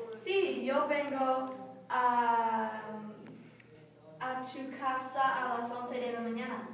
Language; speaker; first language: Spanish; non-native, learner; English